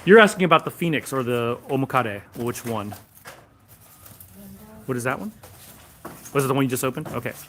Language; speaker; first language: English; native; English